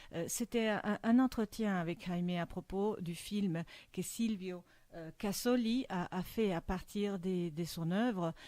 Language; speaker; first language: French; non-native, fluent; Spanish